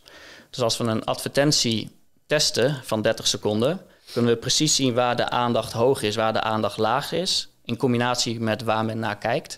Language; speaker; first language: Dutch; native; Dutch